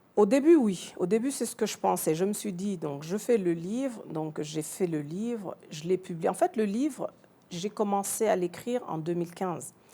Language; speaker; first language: French; early bilingual, other home language; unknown